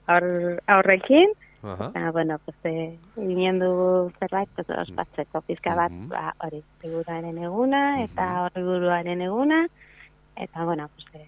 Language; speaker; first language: Basque; non-native, local second language; Spanish